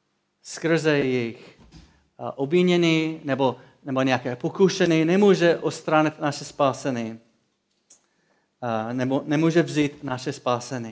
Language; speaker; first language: Czech; non-native, fluent; English